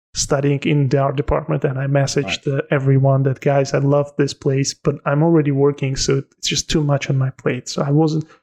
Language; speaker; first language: English; non-native, fluent; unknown